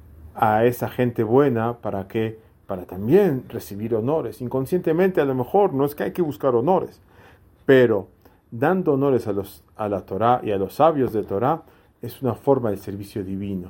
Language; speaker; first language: Spanish; native; Spanish